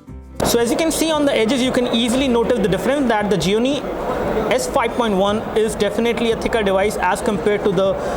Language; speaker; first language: English; non-native, local second language; Hindi